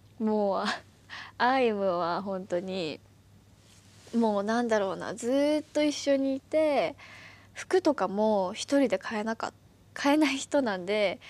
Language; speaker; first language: Japanese; native; Japanese